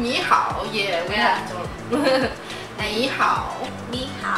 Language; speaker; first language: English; non-native, learner; Chinese